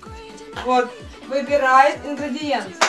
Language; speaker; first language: Russian; native; Russian